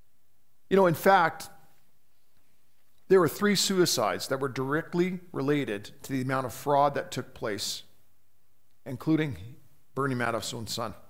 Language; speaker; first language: English; native; English